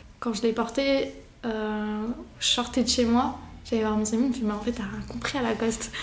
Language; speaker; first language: French; early bilingual, other home language; Arabic